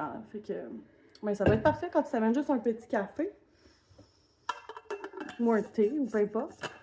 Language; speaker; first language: French; native; French